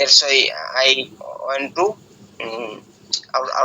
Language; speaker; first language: English; non-native, learner; Bangla